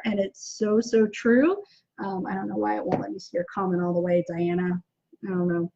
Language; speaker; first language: English; native; English